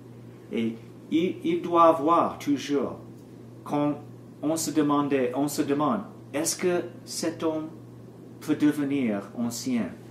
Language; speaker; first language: French; non-native, learner; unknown